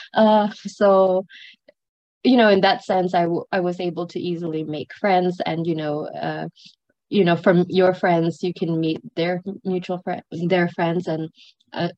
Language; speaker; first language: English; non-native, fluent; Sinhala